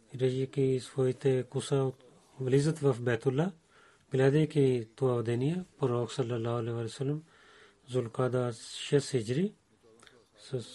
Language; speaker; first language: Bulgarian; non-native, learner; Urdu